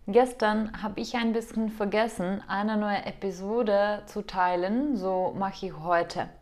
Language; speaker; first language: German; non-native, fluent; Czech